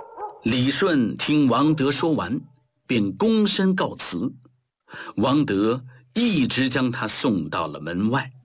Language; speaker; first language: Chinese; native; Chinese